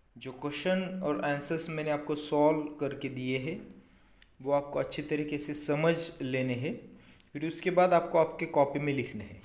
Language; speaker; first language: Hindi; non-native, local second language; Marathi